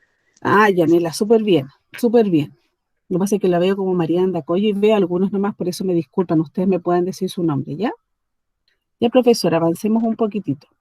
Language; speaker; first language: Spanish; native; Spanish